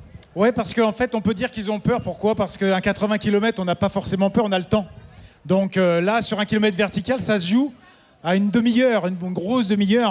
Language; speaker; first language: French; native; French